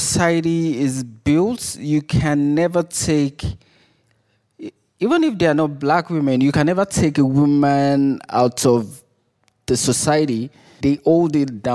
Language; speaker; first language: English; non-native, local second language; Yoruba